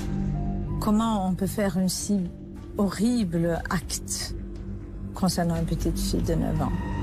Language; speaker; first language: French; non-native, learner; Swedish